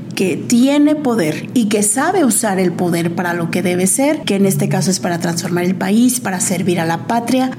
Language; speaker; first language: Spanish; native; Spanish